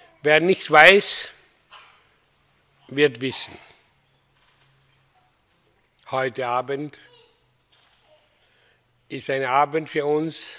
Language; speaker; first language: German; non-native, learner; Hindi